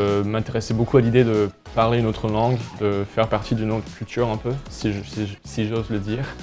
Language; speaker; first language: French; non-native, local second language; English